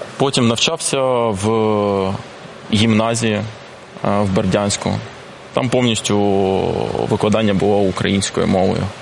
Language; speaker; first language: Ukrainian; non-native, local second language; Russian